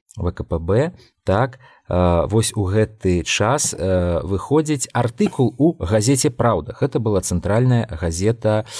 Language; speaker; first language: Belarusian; non-native, local second language; Russian